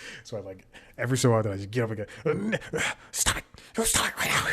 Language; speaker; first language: English; native; English